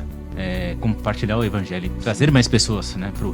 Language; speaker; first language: Portuguese; native; Portuguese